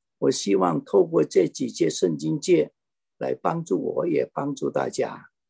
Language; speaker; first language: Chinese; native; Chinese